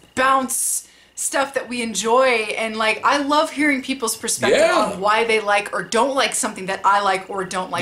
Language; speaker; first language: English; native; English